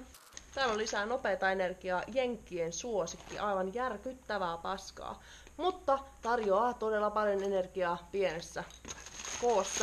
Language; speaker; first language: Finnish; native; Finnish